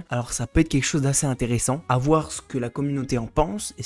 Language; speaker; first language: French; native; French